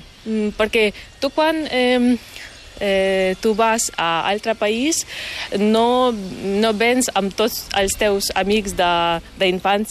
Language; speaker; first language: Catalan; non-native, fluent; Ukrainian